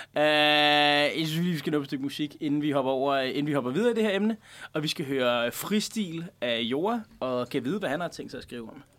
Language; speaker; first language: Danish; native; Danish